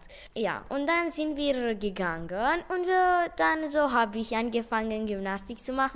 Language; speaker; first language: German; non-native, local second language; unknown